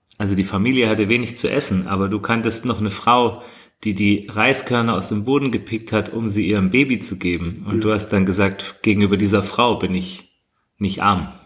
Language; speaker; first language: German; native; German